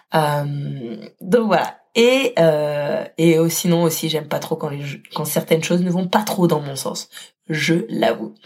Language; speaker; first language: French; native; French